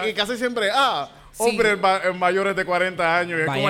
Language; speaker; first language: Spanish; native; Spanish